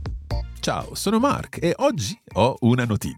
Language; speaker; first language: Italian; non-native, fluent; English